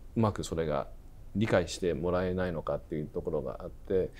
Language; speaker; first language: Japanese; early bilingual, other home language; English